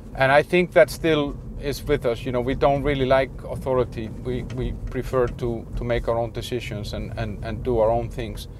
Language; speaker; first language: English; non-native, fluent; Icelandic